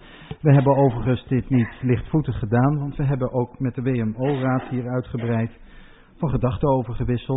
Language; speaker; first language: Dutch; native; Dutch